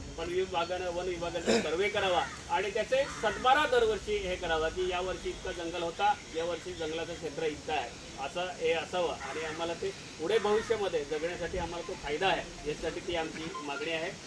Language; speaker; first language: Marathi; non-native, local second language; Bhili